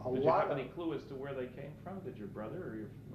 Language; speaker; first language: English; native; English